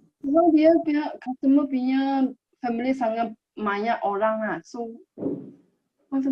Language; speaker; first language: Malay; non-native, local second language; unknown